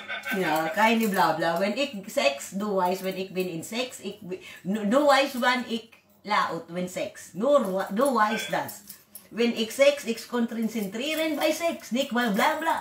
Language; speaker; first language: German; non-native, learner; Waray